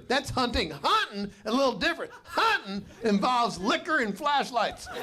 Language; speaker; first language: English; native; English